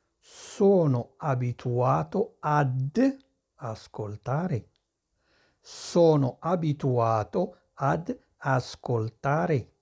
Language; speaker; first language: Italian; non-native, fluent; Arabic